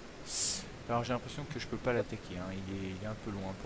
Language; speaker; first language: French; native; French